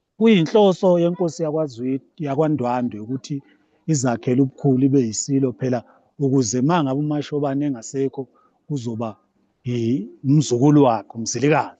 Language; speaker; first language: Zulu; native; Zulu